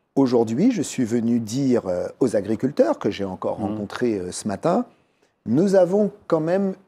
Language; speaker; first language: French; native; French